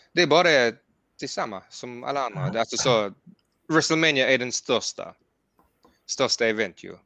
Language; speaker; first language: Swedish; early bilingual, heritage; Swedish